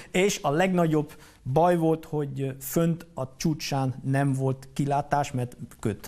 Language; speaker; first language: Hungarian; non-native, fluent; Dutch